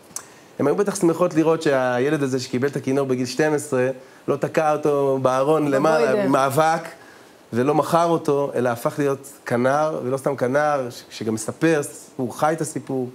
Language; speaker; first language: Hebrew; native; Hebrew